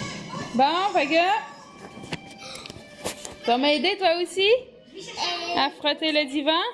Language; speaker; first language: French; native; French